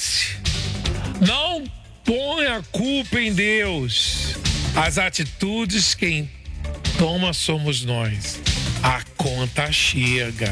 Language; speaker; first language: Portuguese; native; Portuguese